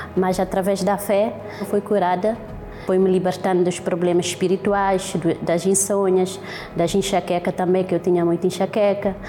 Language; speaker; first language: Portuguese; non-native, local second language; Kabuverdianu